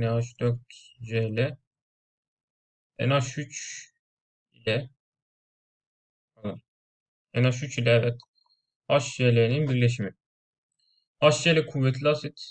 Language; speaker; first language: Turkish; native; Turkish